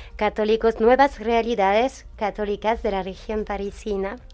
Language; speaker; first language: Spanish; non-native, fluent; French